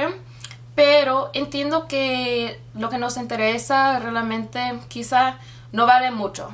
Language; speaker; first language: Spanish; non-native, fluent; English